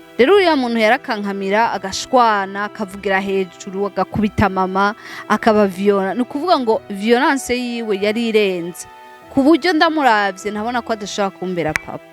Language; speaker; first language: Rundi; non-native, local second language; Swahili